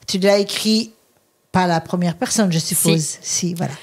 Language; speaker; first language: French; native; French